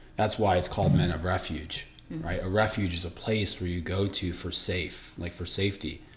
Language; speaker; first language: English; early bilingual, other home language; Italian